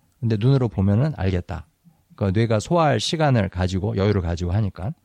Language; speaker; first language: Korean; native; Korean